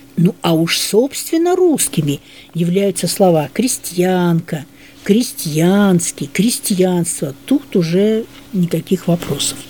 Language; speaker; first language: Russian; native; Russian